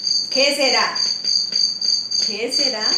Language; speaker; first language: Spanish; native; Spanish